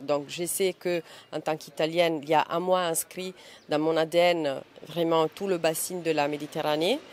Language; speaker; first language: French; non-native, fluent; Italian